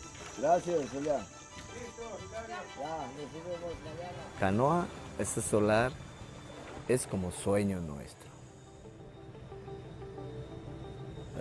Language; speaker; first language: Spanish; non-native, local second language; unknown